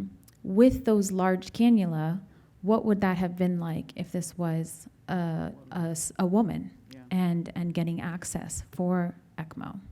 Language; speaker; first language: English; native; English